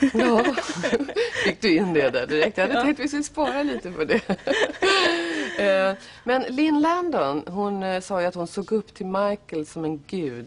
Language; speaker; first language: Swedish; native; Swedish